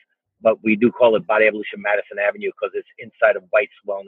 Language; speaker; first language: English; native; English